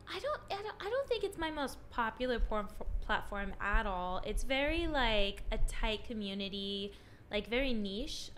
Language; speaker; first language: English; native; English